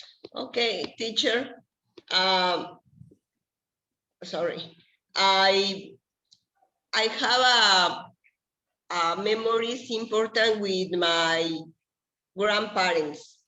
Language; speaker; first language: English; non-native, learner; Spanish